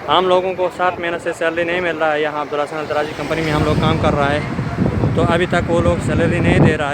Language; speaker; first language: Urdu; non-native, local second language; Pashto